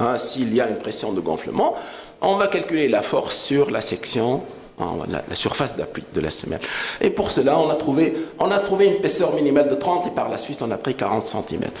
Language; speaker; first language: French; non-native, local second language; Arabic